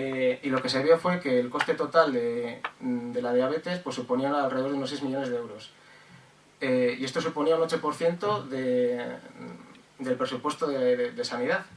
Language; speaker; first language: Spanish; native; Spanish